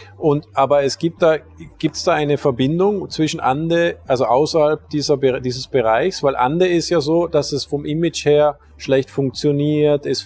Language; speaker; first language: German; native; German